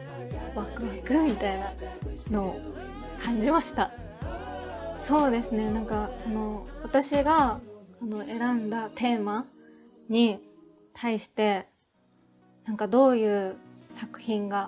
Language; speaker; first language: Japanese; native; Japanese